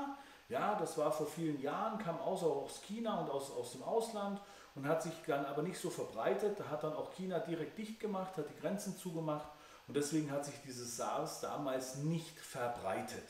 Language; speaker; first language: German; native; German